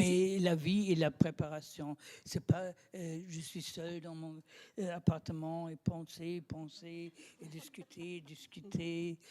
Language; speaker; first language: French; non-native, learner; German